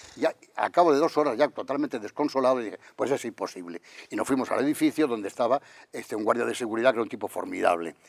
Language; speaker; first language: Spanish; native; Spanish